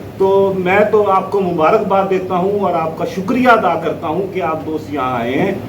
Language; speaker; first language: Urdu; non-native, local second language; Punjabi